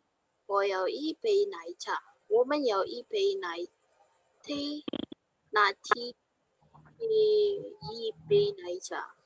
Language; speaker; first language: Chinese; non-native, learner; Indonesian